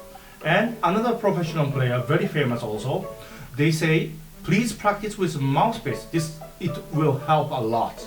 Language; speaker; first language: English; non-native, learner; Japanese